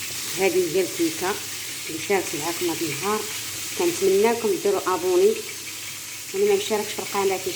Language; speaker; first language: Arabic; native; Arabic